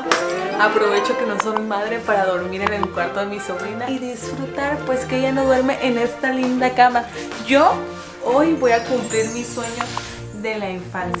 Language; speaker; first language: Spanish; native; Spanish